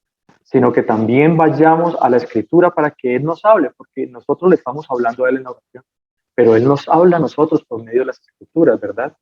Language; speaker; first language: Spanish; native; Spanish